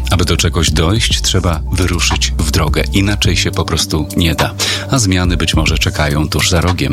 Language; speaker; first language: Polish; native; Polish